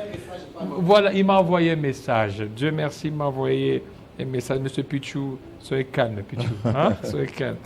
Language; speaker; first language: French; non-native, local second language; Lingala